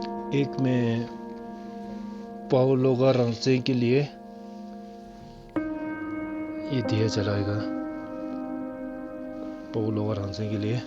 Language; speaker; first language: Hindi; non-native, local second language; Tibetan